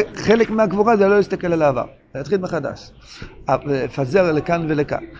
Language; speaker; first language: Hebrew; non-native, local second language; Yiddish